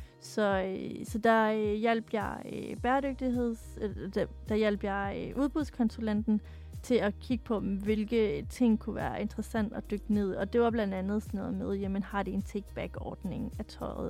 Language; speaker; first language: Danish; native; Danish